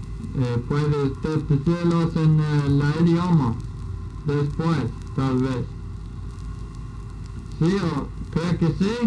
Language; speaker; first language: Spanish; non-native, learner; English